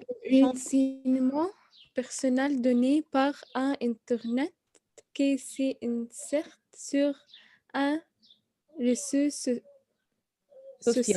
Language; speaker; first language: French; non-native, learner; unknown